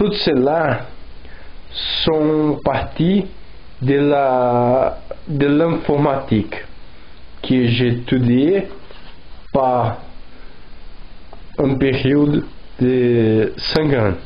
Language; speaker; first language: French; non-native, learner; Portuguese